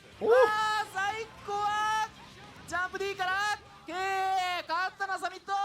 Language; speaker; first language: Japanese; native; Japanese